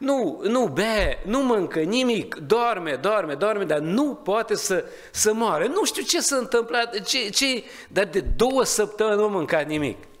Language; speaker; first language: Romanian; non-native, learner; Hungarian